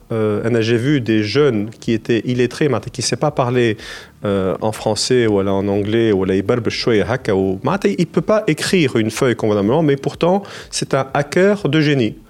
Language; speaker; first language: French; non-native, local second language; Arabic